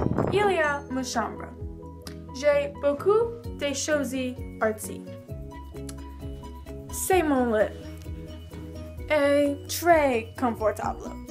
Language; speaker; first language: French; non-native, learner; English